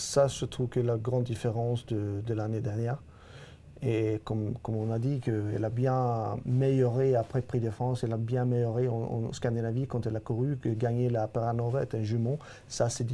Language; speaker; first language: French; non-native, fluent; Swedish